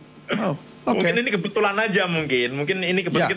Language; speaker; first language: Indonesian; native; Indonesian